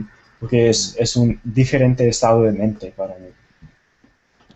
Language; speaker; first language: Spanish; non-native, fluent; Tamil